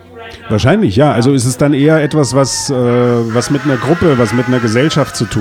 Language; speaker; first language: German; native; German